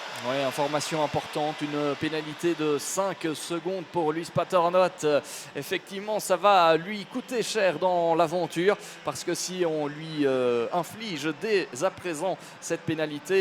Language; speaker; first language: French; native; French